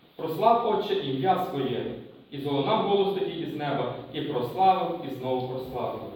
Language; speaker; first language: Ukrainian; native; Ukrainian